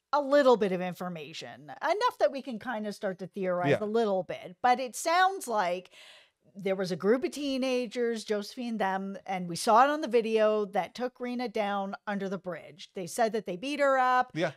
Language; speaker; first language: English; native; English